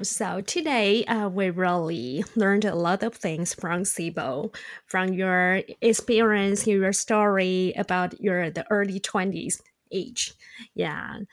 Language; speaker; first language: English; non-native, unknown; Chinese